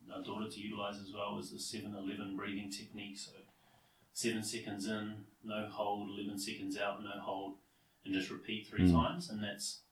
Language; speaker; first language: English; native; English